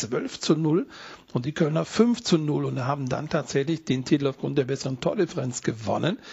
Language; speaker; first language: German; native; German